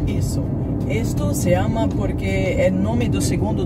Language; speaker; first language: Spanish; non-native, learner; Portuguese